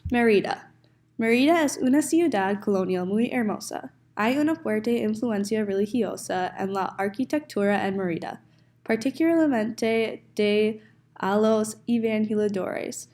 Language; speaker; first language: Spanish; non-native, learner; English